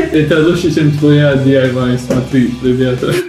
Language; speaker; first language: Russian; non-native, learner; English